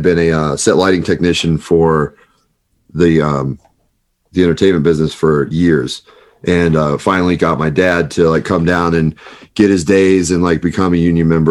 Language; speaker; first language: English; native; English